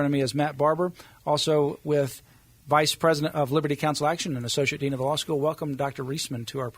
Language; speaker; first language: English; native; English